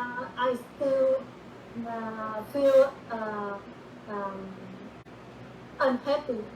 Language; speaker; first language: English; non-native, learner; Vietnamese